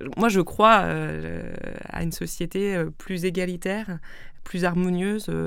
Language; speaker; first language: French; non-native, local second language; Swiss German